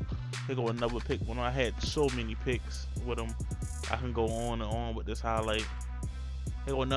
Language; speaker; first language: English; native; English